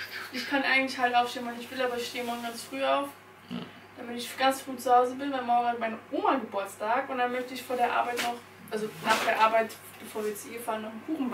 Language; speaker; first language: German; native; German